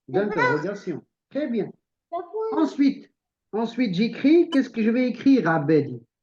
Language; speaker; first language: French; non-native, local second language; Arabic